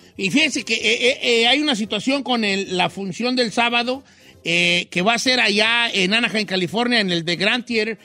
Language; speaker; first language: Spanish; native; Spanish